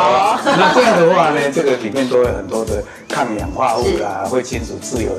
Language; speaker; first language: Chinese; native; Chinese